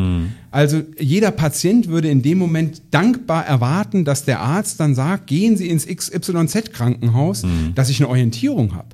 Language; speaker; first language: German; native; German